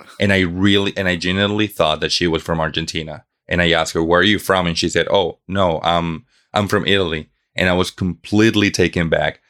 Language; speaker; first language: English; non-native, fluent; Spanish